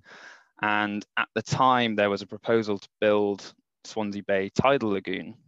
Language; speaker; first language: English; native; English